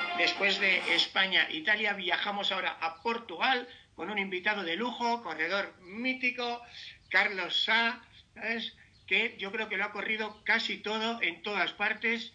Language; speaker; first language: Spanish; native; Spanish